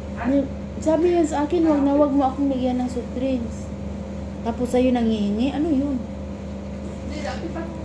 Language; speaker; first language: Filipino; non-native, local second language; Cebuano